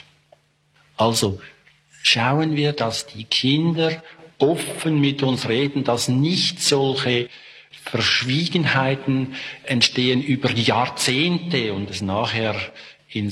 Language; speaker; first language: German; native; German